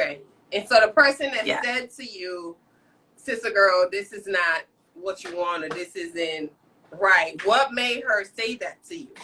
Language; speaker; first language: English; native; English